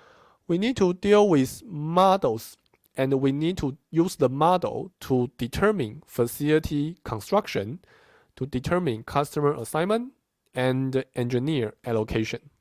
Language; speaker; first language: English; non-native, fluent; Chinese